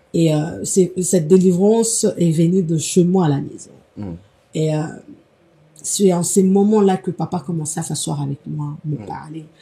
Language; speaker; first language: French; non-native, local second language; Lingala